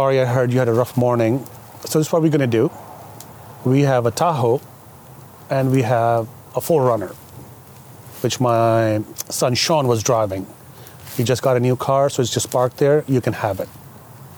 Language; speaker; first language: English; non-native, local second language; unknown